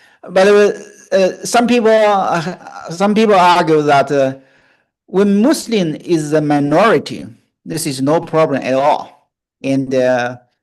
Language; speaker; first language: English; non-native, fluent; Chinese